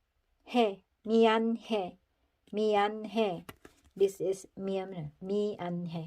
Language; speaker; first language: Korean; non-native, fluent; Filipino